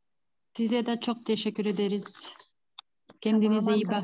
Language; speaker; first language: Turkish; non-native, learner; Kyrgyz